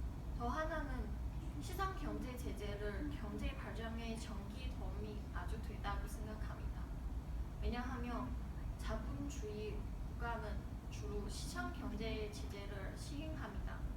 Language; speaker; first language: Korean; non-native, learner; Chinese